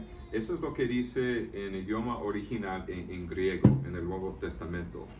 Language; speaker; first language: Spanish; early bilingual, heritage; Spanish